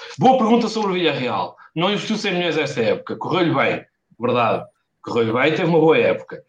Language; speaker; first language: Portuguese; early bilingual, heritage; Portuguese